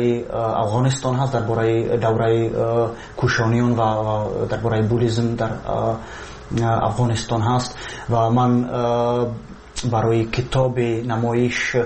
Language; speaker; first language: Persian; non-native, fluent; Czech